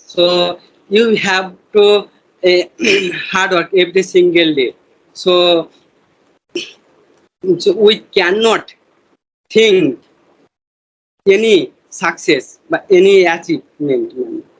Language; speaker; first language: English; non-native, learner; Bangla